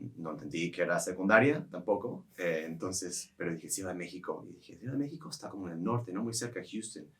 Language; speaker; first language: Spanish; non-native, fluent; English